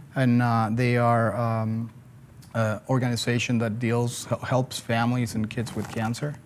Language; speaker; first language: English; non-native, fluent; Spanish